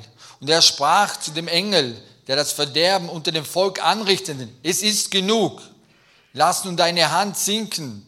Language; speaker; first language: German; native; German